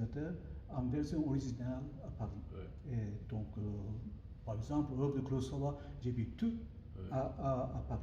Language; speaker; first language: French; non-native, learner; Japanese